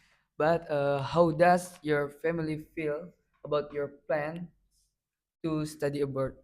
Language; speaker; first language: English; non-native, learner; Indonesian